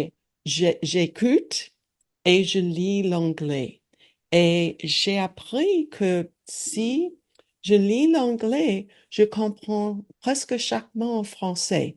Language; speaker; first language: French; non-native, learner; English